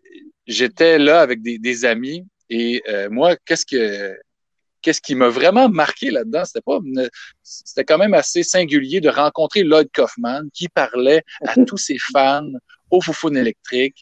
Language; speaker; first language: French; native; French